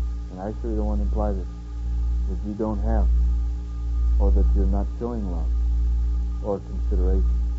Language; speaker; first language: English; native; English